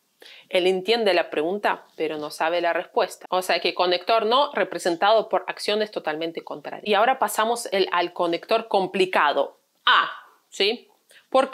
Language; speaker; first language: Spanish; non-native, fluent; Russian